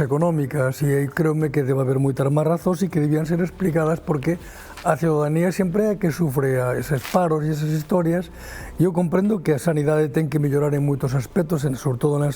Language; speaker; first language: Galician; native; Galician